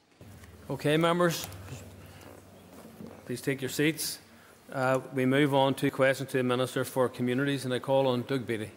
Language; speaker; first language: English; native; English